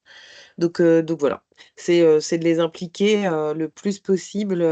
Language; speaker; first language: French; native; French